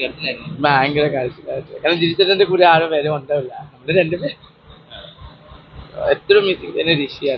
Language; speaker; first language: Malayalam; non-native, learner; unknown